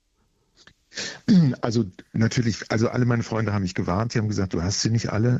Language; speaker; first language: German; native; German